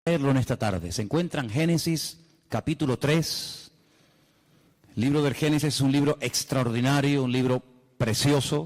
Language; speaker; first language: Spanish; native; Spanish